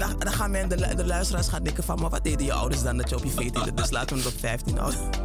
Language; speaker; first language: Dutch; early bilingual, other home language; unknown